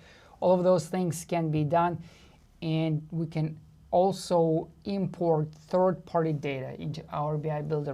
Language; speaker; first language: English; non-native, fluent; Russian